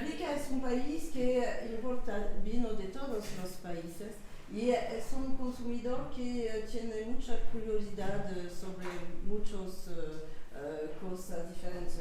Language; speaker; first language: Spanish; non-native, learner; French